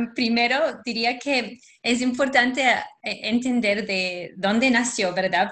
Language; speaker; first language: Spanish; non-native, fluent; English